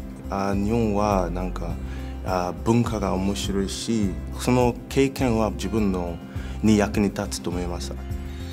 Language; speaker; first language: Japanese; non-native, fluent; English